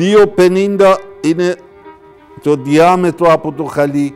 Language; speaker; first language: Greek; non-native, learner; Persian